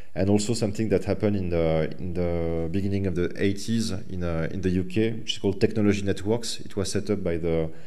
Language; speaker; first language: English; non-native, fluent; French